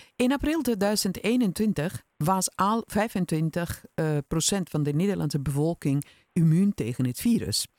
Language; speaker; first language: Dutch; non-native, fluent; Italian